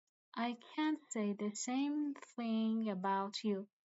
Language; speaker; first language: English; non-native, fluent; Persian